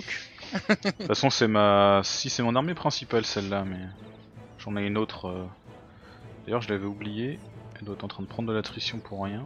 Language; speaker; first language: French; native; French